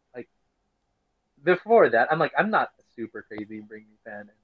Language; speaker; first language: English; non-native, local second language; Filipino